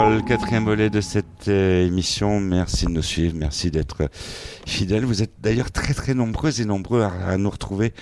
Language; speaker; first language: French; native; French